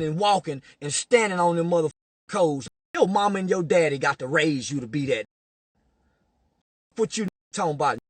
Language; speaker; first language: English; native; English